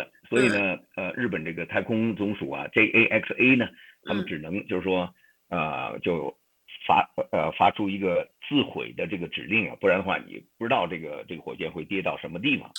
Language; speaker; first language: Chinese; native; Chinese